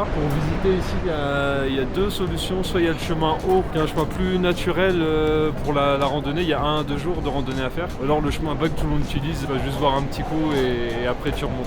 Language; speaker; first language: French; native; French